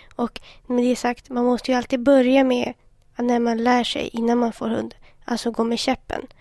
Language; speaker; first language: Swedish; native; Swedish